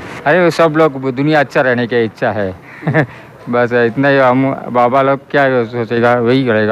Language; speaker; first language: Hindi; non-native, local second language; Tamil